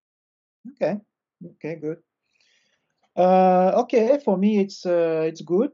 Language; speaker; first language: English; non-native, fluent; French